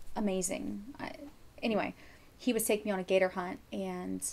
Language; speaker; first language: English; native; English